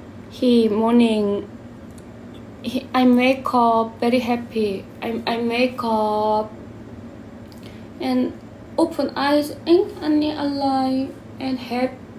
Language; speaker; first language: English; non-native, learner; Korean